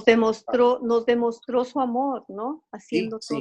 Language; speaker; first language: Spanish; native; Spanish